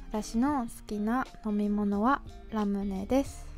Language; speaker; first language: Japanese; non-native, fluent; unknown